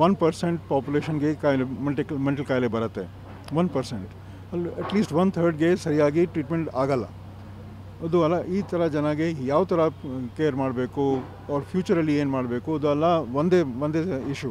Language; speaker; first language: Kannada; non-native, fluent; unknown